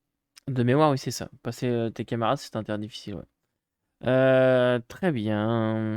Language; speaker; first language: French; native; French